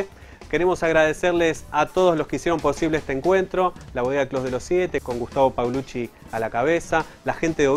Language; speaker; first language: Spanish; native; Spanish